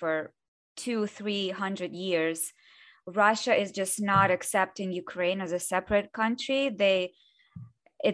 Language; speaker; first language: English; non-native, fluent; Russian